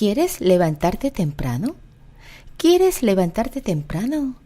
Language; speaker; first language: Spanish; non-native, fluent; Korean